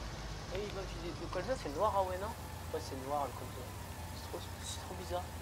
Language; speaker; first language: French; native; French